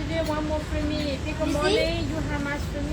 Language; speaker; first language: English; non-native, learner; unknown